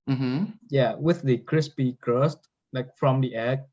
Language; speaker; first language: English; non-native, fluent; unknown